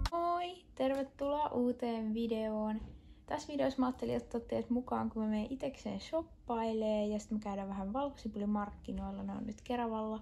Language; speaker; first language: Finnish; native; Finnish